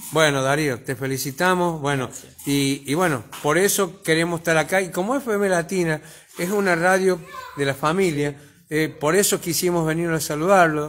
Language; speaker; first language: Spanish; native; Spanish